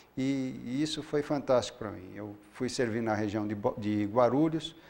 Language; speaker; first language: Portuguese; native; Portuguese